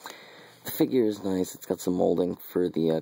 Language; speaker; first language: English; native; English